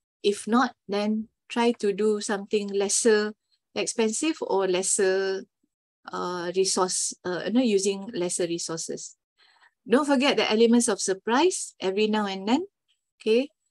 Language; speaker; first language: English; non-native, local second language; Malay